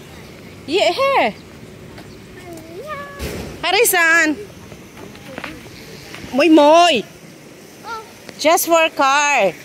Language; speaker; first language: English; non-native, local second language; Cebuano